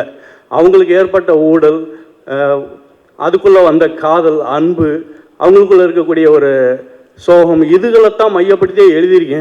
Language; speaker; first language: Tamil; native; Tamil